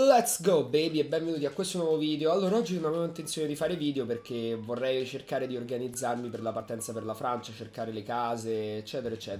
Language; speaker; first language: Italian; native; Italian